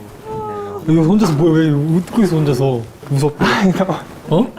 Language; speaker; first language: Korean; native; Korean